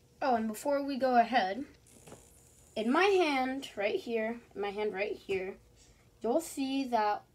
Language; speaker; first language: English; native; English